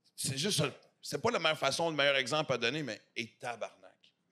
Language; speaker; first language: French; native; French